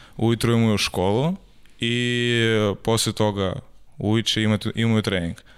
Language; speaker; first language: Serbian; non-native, learner; Russian